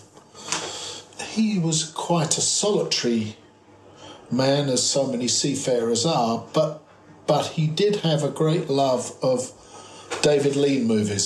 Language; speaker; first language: English; native; English